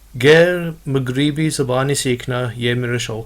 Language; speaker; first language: Hindi; non-native, learner; English